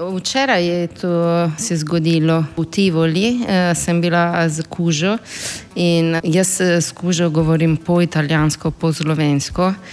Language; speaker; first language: Slovenian; non-native, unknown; Italian